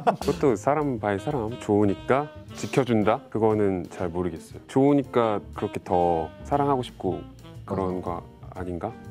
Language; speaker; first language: Korean; native; Korean